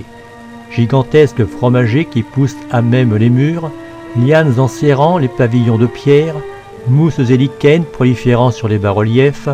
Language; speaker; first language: French; native; French